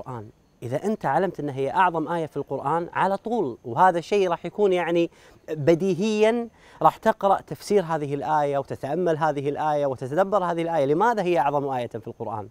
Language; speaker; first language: Arabic; native; Arabic